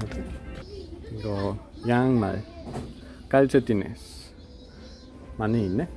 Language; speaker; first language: Korean; non-native, learner; Spanish